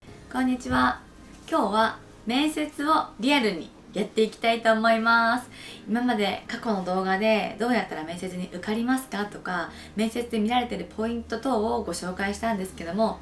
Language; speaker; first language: Japanese; native; Japanese